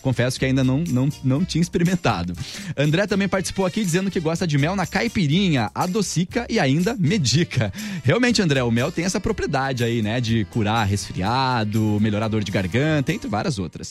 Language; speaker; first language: Portuguese; native; Portuguese